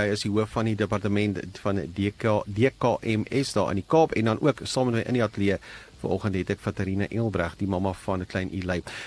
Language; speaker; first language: Afrikaans; native; Afrikaans